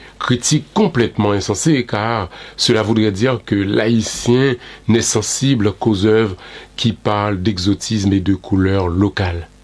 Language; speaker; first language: French; non-native, local second language; Haitian Creole